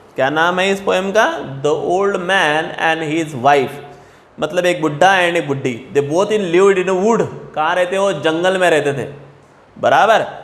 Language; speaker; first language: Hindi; non-native, local second language; Marathi